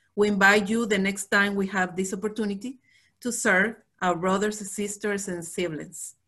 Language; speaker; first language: English; non-native, fluent; Spanish